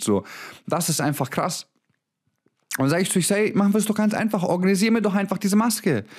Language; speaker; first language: German; early bilingual, other home language; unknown